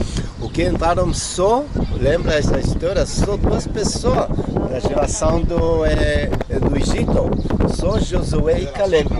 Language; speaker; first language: Portuguese; non-native, fluent; Hebrew